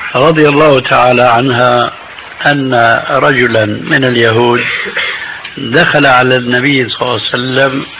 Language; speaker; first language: Arabic; early bilingual, other home language; Albanian